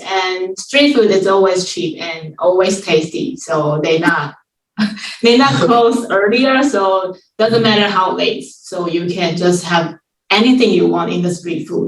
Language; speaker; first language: English; non-native, fluent; Chinese